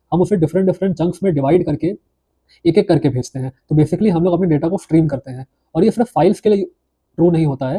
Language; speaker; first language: Hindi; native; Hindi